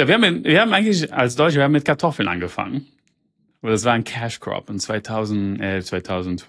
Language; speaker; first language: German; early bilingual, heritage; German